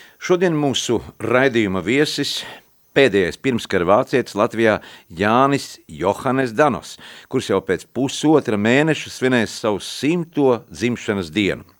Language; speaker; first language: Latvian; native; Latvian